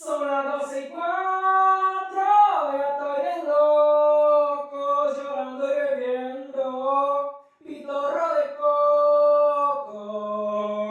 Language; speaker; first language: Spanish; non-native, fluent; English